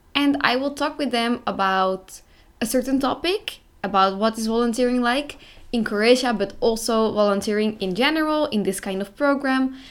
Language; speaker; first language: English; non-native, fluent; Dutch